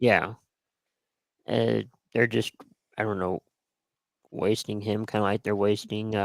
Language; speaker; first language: English; native; English